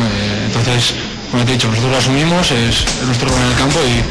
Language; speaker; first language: Spanish; native; Spanish